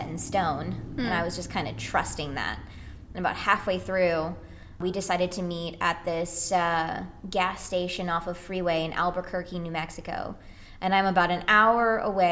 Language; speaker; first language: English; native; English